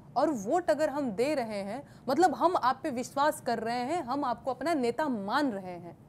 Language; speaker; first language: Hindi; native; Hindi